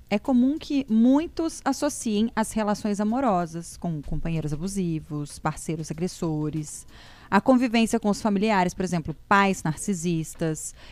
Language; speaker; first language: Portuguese; native; Portuguese